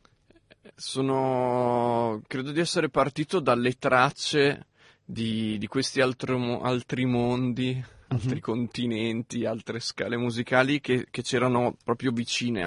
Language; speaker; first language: Italian; native; Italian